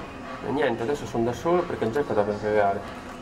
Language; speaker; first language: Italian; native; Italian